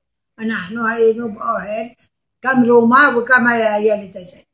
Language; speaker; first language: Hebrew; non-native, learner; Arabic